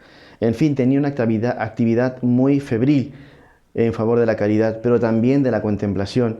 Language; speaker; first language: Spanish; native; Spanish